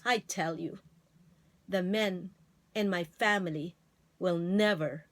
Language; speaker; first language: English; non-native, local second language; Filipino